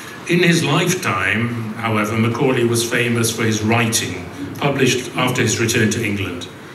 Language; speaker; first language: English; native; English